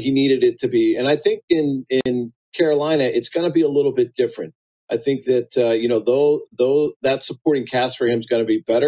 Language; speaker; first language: English; native; English